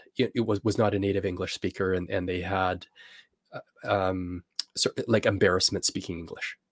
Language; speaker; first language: English; native; English